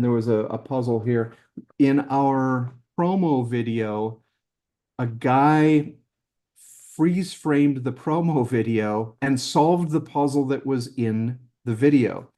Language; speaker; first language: English; native; English